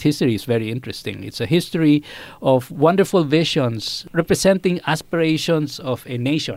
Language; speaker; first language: English; non-native, local second language; Filipino